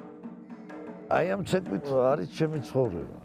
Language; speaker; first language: Georgian; native; Georgian